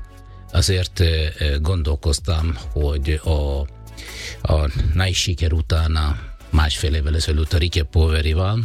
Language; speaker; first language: Hungarian; non-native, fluent; Italian